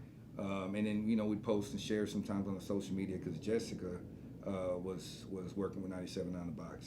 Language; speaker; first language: English; native; English